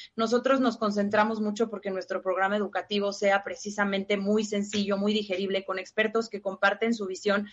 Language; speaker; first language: Spanish; native; Spanish